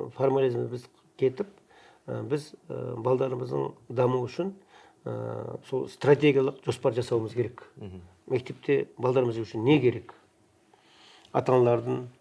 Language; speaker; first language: Kazakh; non-native, local second language; Uyghur